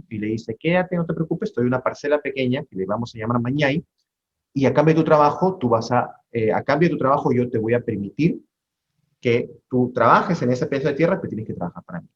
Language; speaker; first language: Spanish; native; Spanish